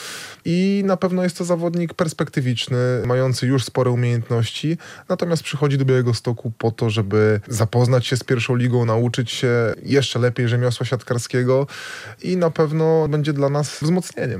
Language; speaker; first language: Polish; native; Polish